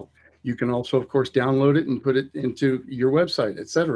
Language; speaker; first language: English; native; English